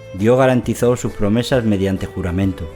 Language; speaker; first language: Spanish; native; Spanish